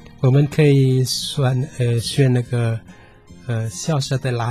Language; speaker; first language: Chinese; non-native, fluent; Indonesian